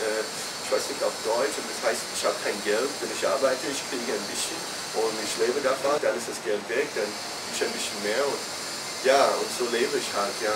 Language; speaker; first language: German; non-native, fluent; English